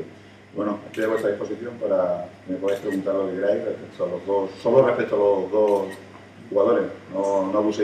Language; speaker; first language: Spanish; native; Spanish